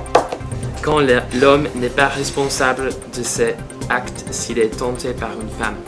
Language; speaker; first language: French; non-native, learner; English